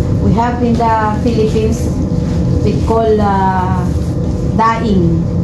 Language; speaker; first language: English; non-native, learner; Filipino